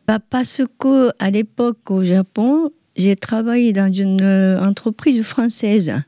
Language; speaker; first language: French; non-native, learner; Japanese